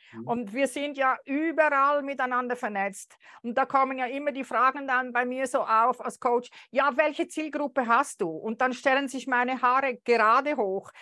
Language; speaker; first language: German; native; German